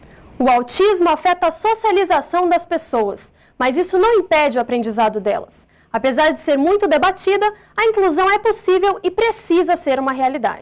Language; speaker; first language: Portuguese; native; Portuguese